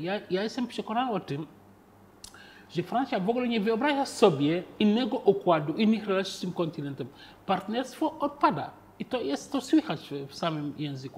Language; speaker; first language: Polish; non-native, fluent; Wolof